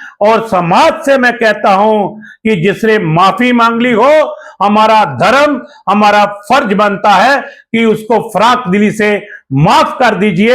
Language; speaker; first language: Hindi; non-native, local second language; Punjabi